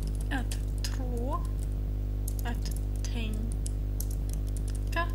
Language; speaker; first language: Swedish; non-native, learner; German